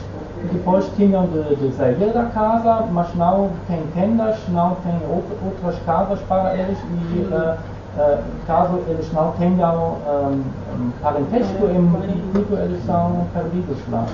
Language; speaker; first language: Portuguese; non-native, fluent; Dutch